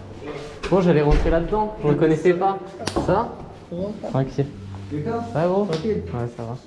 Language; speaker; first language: French; native; French